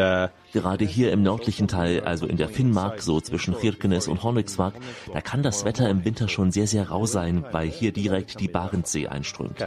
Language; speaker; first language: German; native; German